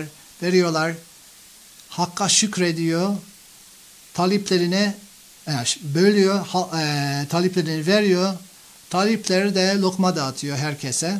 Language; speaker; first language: Turkish; non-native, fluent; English